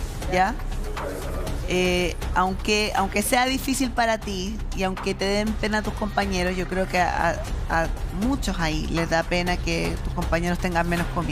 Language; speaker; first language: Spanish; native; Spanish